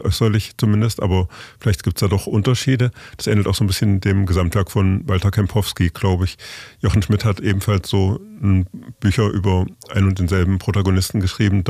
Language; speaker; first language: German; native; German